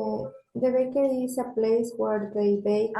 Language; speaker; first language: English; non-native, learner; Spanish